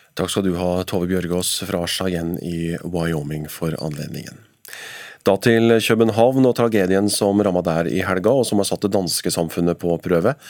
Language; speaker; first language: Norwegian; native; Norwegian